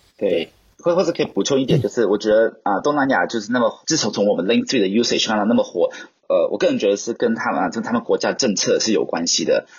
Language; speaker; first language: Chinese; non-native, local second language; Cantonese